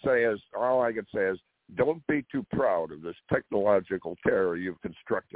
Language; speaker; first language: English; native; English